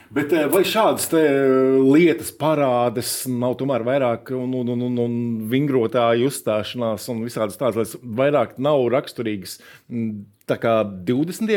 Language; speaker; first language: Latvian; native; Latvian